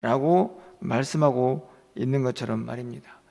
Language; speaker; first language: Korean; native; Korean